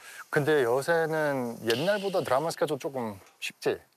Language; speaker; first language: Korean; non-native, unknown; English